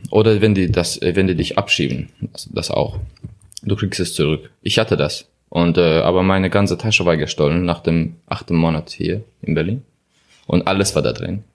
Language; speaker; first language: German; non-native, learner; Azerbaijani